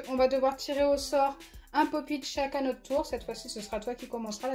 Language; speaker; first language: French; native; French